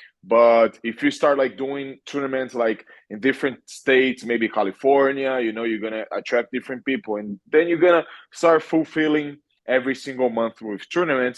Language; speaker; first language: English; non-native, fluent; Portuguese